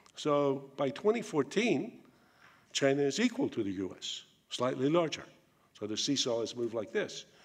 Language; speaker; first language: English; native; English